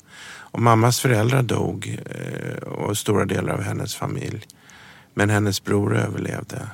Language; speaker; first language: Swedish; early bilingual, other home language; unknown